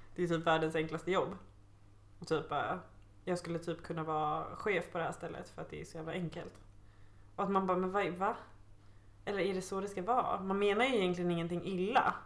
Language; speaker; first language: Swedish; native; Swedish